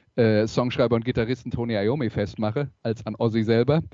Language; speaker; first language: German; native; German